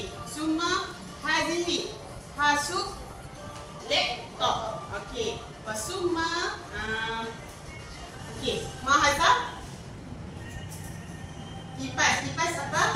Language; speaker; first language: Arabic; non-native, learner; Malay